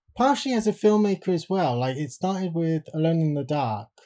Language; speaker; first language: English; native; English